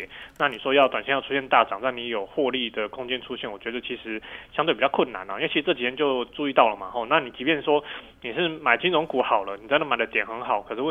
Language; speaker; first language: Chinese; native; Chinese